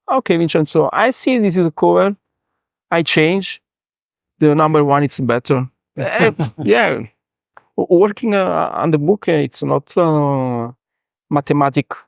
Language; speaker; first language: English; non-native, learner; Italian